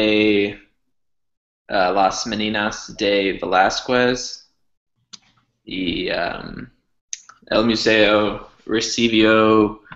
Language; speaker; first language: Spanish; non-native, learner; English